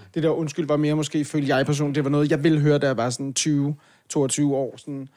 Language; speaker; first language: Danish; native; Danish